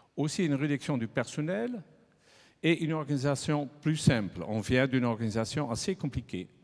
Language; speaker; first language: French; non-native, fluent; Dutch